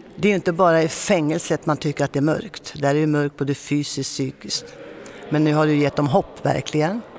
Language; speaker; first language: Swedish; native; Swedish